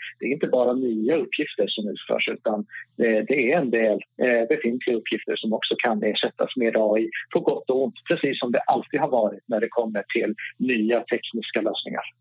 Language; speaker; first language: Swedish; native; Swedish